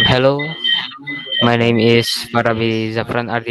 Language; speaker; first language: English; non-native, learner; Indonesian